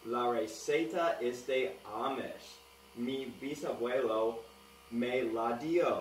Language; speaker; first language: Spanish; non-native, learner; English